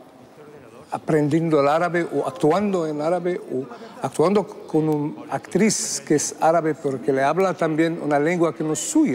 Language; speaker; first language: Spanish; non-native, fluent; Arabic